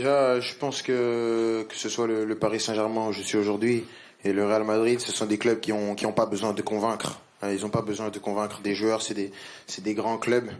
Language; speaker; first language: French; native; French